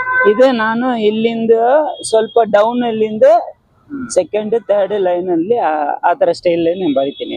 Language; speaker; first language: Kannada; non-native, local second language; Tamil